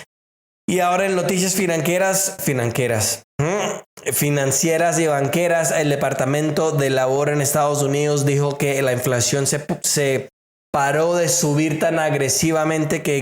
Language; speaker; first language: Spanish; native; Spanish